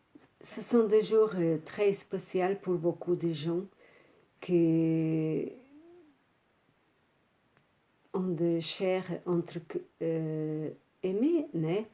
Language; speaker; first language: French; non-native, fluent; Portuguese